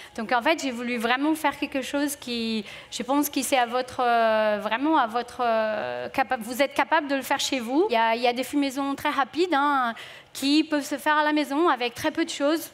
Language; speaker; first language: French; non-native, fluent; Portuguese